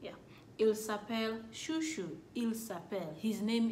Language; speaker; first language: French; non-native, learner; English